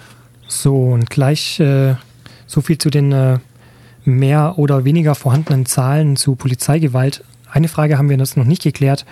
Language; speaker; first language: German; native; German